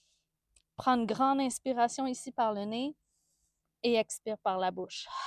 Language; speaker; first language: French; native; French